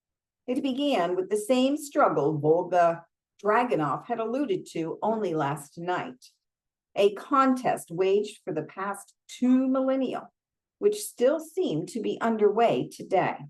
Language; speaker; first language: English; native; English